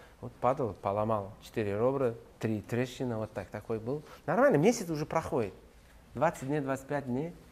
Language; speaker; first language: Russian; non-native, local second language; Uzbek